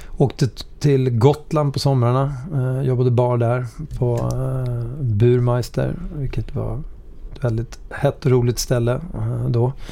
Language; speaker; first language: Swedish; early bilingual, other home language; Hungarian